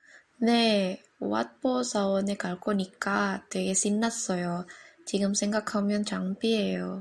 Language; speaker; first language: Korean; non-native, learner; Indonesian